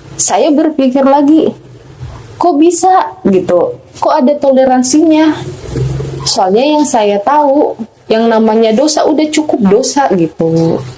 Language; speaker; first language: Indonesian; non-native, local second language; Batak Toba